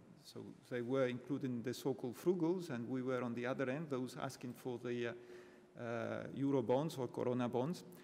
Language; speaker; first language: English; non-native, fluent; Spanish